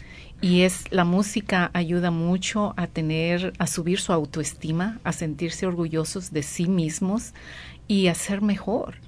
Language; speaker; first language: Spanish; native; Spanish